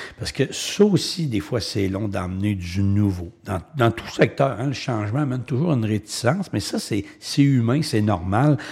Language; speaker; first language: French; native; French